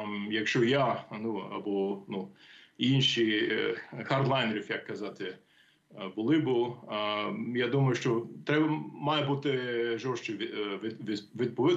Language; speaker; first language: Ukrainian; non-native, fluent; English